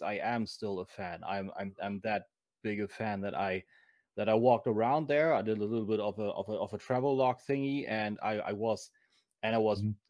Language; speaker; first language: English; non-native, fluent; German